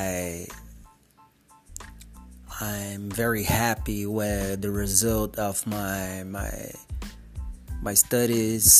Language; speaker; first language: English; non-native, fluent; Portuguese